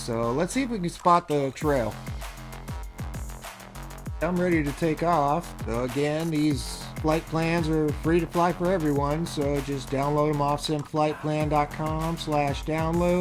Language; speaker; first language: English; native; English